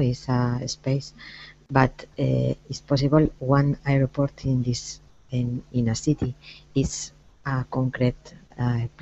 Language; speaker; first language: English; non-native, learner; Spanish